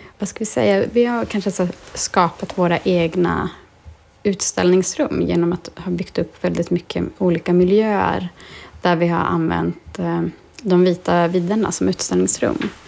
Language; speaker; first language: Swedish; native; Swedish